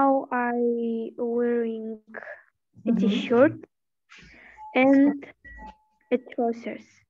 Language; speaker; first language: English; non-native, learner; Russian